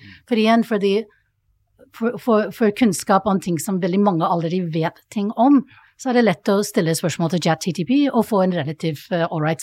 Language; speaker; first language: Norwegian; non-native, fluent; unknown